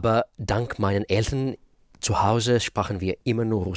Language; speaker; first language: German; non-native, fluent; Russian